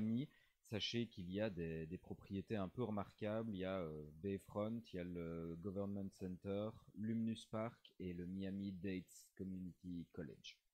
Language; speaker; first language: French; native; French